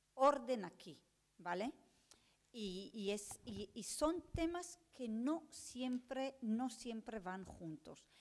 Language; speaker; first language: Spanish; non-native, fluent; Hebrew